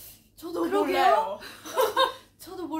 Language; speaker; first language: Korean; non-native, learner; Japanese